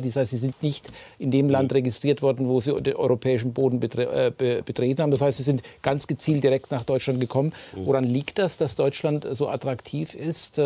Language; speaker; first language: German; native; German